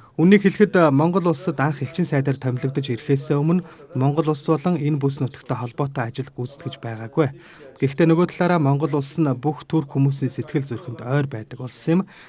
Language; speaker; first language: Mongolian; non-native, fluent; Turkish